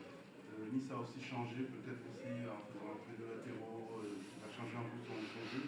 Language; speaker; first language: French; native; French